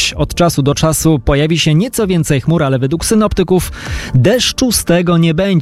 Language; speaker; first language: Polish; native; Polish